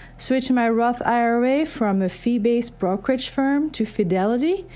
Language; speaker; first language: English; non-native, fluent; French